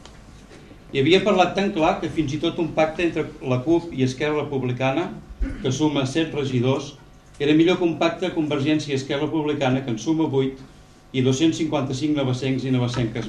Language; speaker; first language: Catalan; native; Catalan